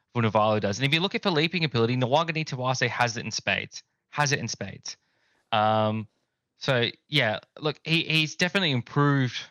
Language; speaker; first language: English; native; English